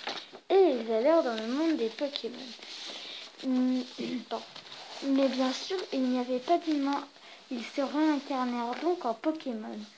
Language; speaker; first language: French; native; French